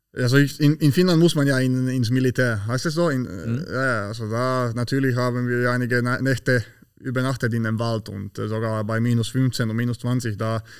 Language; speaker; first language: German; non-native, fluent; Slovak